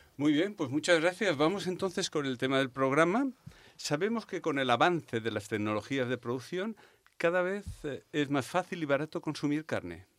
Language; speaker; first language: Spanish; native; Spanish